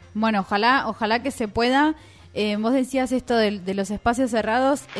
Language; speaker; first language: Spanish; native; Spanish